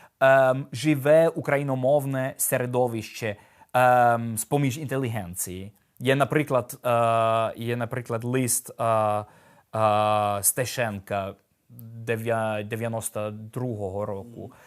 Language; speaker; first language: Ukrainian; non-native, fluent; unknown